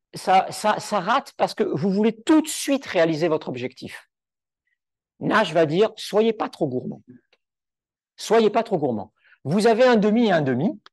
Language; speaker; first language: French; native; French